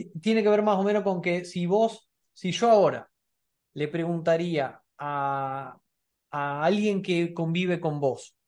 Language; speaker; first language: Spanish; native; Spanish